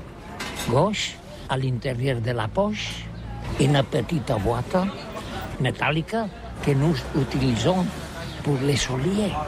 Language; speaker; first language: French; non-native, learner; Catalan